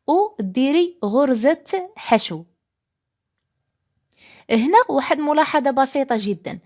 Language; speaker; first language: Arabic; native; Arabic